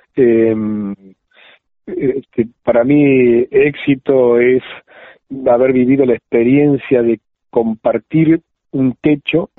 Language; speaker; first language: Spanish; native; Spanish